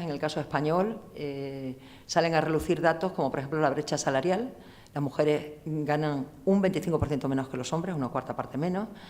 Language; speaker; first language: Spanish; native; Spanish